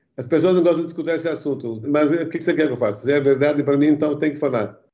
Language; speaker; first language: Portuguese; early bilingual, other home language; Arabic